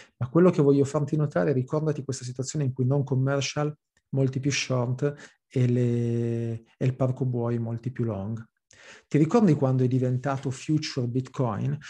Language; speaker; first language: Italian; early bilingual, heritage; Italian